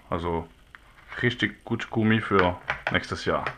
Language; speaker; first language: German; non-native, learner; French